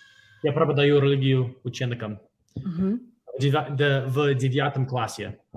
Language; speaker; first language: Russian; non-native, fluent; English